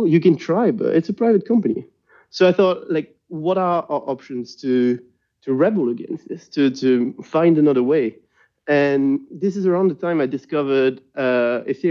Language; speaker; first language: English; non-native, fluent; French